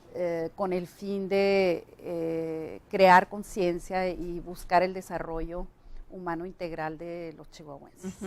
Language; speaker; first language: Spanish; native; Spanish